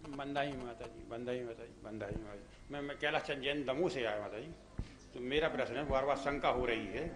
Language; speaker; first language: Hindi; native; Hindi